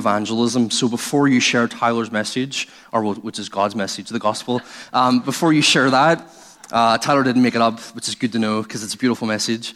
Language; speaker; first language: English; native; English